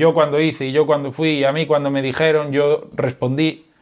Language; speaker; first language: Spanish; non-native, local second language; Galician